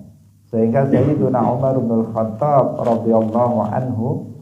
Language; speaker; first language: Indonesian; non-native, local second language; Javanese